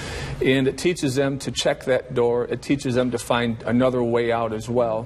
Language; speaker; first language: English; native; English